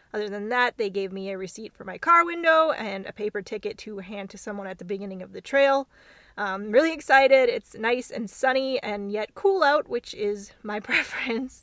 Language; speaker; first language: English; native; English